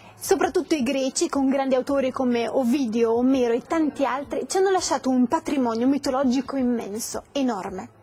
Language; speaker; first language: Italian; native; Italian